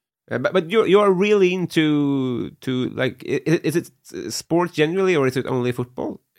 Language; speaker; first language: English; non-native, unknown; Swedish